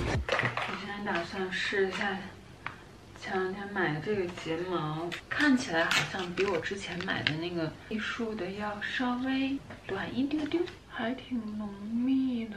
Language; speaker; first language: Chinese; native; Chinese